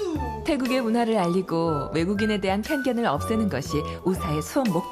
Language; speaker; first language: Korean; native; Korean